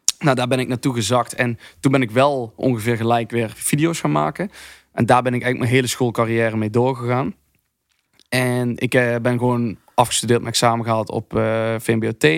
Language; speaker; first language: Dutch; native; Dutch